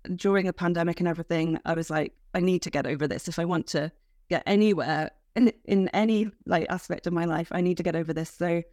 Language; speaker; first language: English; native; English